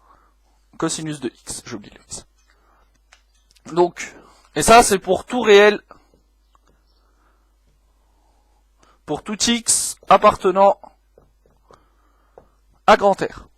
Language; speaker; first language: French; native; French